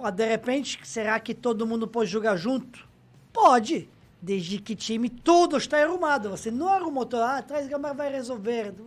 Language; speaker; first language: Portuguese; non-native, fluent; Serbian